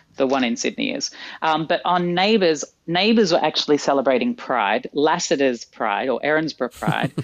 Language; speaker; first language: English; native; English